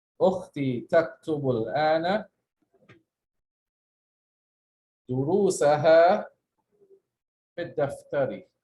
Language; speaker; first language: Arabic; non-native, fluent; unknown